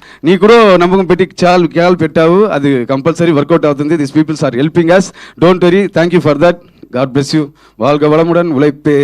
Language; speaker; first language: Telugu; early bilingual, other home language; Tamil